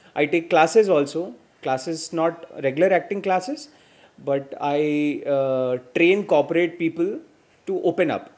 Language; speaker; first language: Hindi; native; Hindi